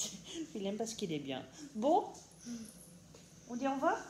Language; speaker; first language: French; native; French